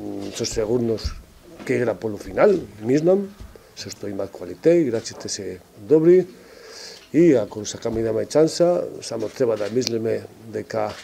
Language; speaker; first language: Macedonian; non-native, fluent; Spanish